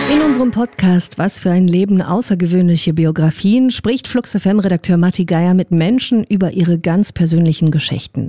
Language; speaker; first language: German; native; German